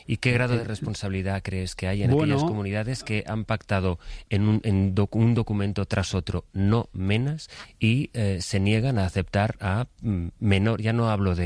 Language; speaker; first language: Spanish; native; Spanish